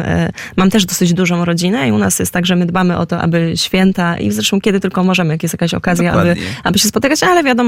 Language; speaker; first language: Polish; native; Polish